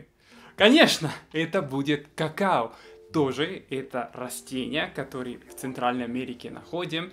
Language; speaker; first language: Russian; non-native, fluent; Spanish